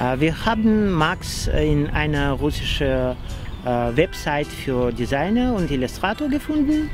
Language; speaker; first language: German; non-native, learner; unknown